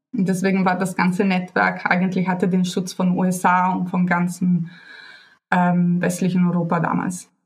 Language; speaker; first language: German; non-native, fluent; Italian